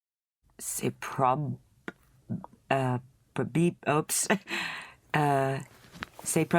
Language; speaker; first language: French; non-native, learner; English